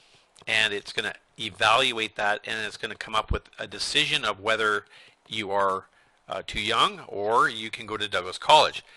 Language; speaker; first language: English; native; English